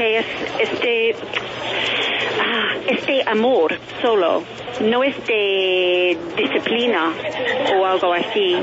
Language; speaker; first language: Spanish; non-native, learner; English